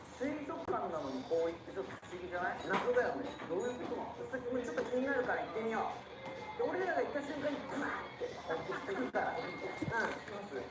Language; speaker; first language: Japanese; native; Japanese